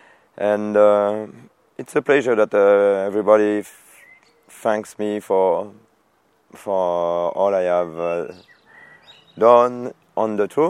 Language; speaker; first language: English; non-native, fluent; French